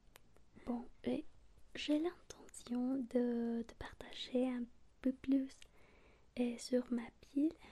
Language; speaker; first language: French; non-native, learner; Spanish